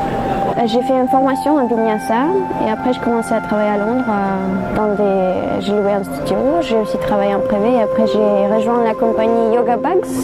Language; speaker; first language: French; non-native, fluent; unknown